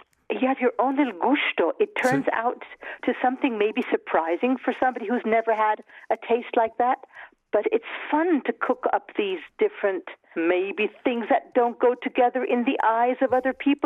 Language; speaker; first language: English; early bilingual, other home language; German